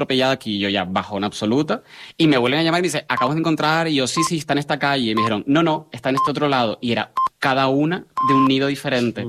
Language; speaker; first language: Spanish; native; Spanish